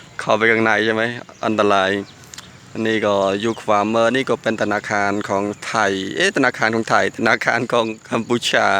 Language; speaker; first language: Thai; non-native, fluent; Khmer